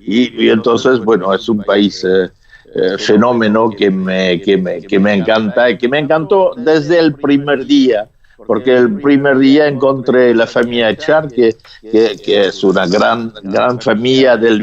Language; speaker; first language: Spanish; non-native, fluent; French